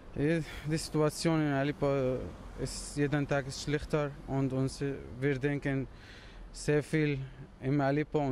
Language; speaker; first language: German; non-native, learner; Arabic